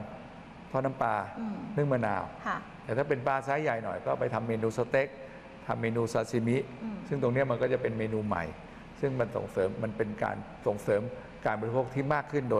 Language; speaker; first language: Thai; native; Thai